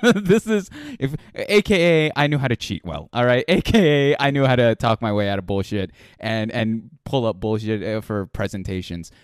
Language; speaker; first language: English; early bilingual, other home language; Filipino